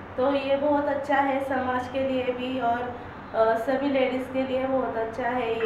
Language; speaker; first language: Hindi; non-native, local second language; Marathi